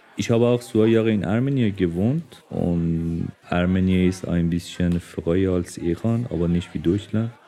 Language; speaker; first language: German; non-native, learner; Persian